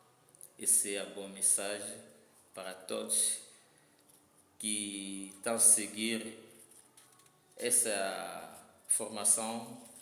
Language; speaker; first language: Portuguese; non-native, learner; Lingala